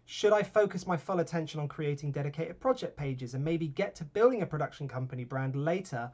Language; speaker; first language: English; native; English